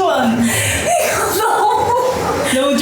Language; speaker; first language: Korean; non-native, learner; Japanese